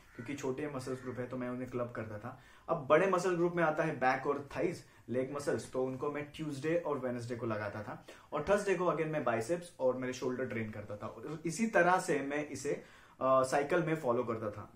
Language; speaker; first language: Hindi; non-native, local second language; Marathi